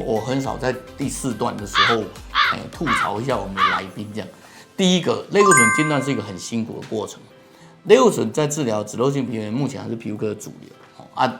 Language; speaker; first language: Chinese; native; Chinese